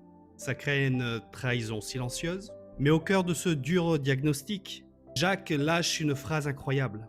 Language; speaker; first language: French; native; French